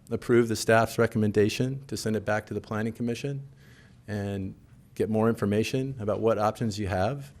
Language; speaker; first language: English; native; English